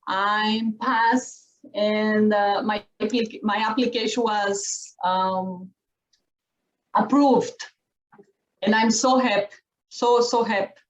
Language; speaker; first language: English; non-native, learner; Portuguese